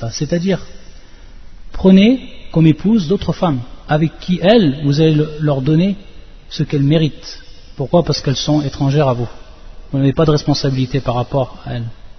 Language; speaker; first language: French; native; French